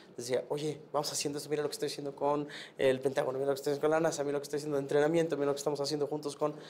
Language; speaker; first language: Spanish; native; Spanish